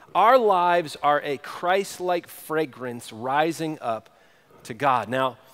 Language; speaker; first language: English; native; English